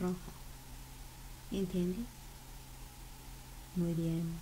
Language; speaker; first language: Spanish; non-native, learner; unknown